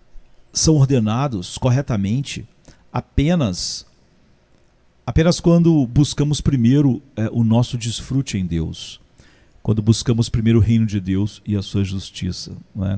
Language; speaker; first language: Portuguese; native; Portuguese